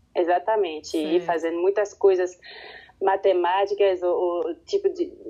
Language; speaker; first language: Portuguese; non-native, fluent; French